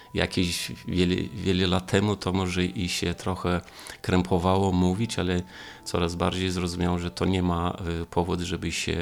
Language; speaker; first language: Polish; non-native, fluent; Romanian